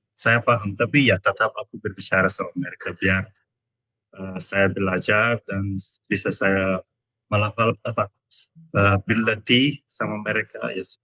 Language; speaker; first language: Indonesian; non-native, learner; Persian